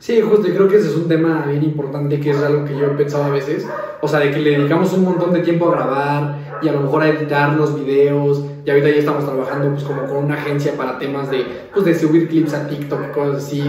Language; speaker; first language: Spanish; native; Spanish